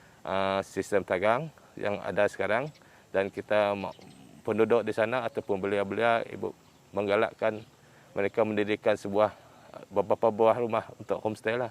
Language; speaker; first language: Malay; non-native, local second language; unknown